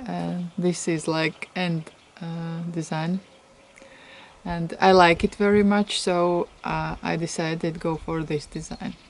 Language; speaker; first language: English; non-native, fluent; Latvian